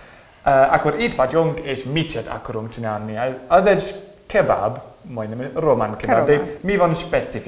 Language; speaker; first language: Hungarian; non-native, learner; English